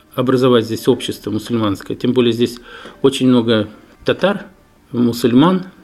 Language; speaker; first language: Russian; native; Russian